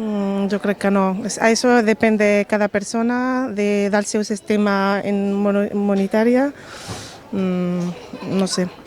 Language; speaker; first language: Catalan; non-native, local second language; Spanish